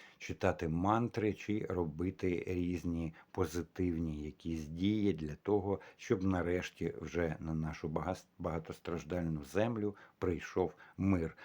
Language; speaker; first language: Ukrainian; non-native, local second language; Russian